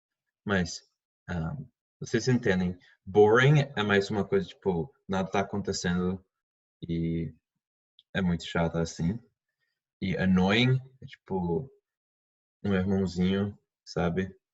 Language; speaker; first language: Portuguese; non-native, fluent; English